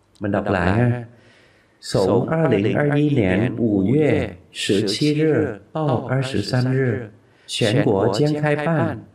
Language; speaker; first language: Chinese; non-native, fluent; Vietnamese